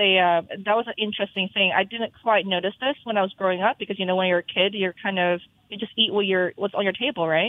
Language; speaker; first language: English; non-native, fluent; Chinese